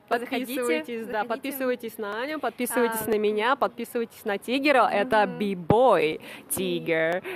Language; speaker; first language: Russian; native; Russian